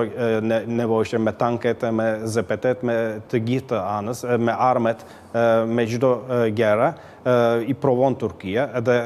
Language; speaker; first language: Albanian; early bilingual, heritage; Albanian